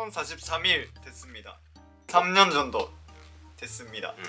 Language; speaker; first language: Korean; non-native, fluent; Japanese